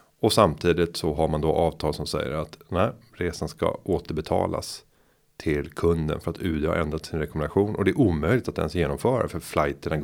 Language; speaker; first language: Swedish; native; Swedish